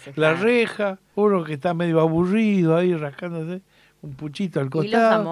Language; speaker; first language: Spanish; native; Spanish